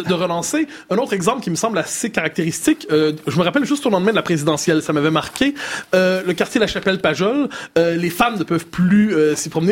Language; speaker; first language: French; native; French